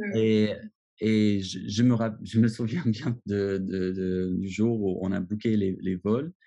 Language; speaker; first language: French; non-native, fluent; English